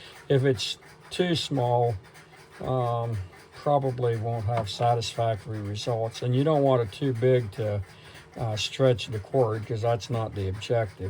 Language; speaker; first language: English; native; English